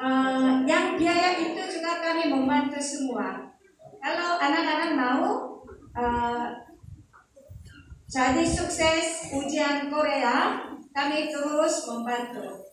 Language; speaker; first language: Indonesian; non-native, learner; Korean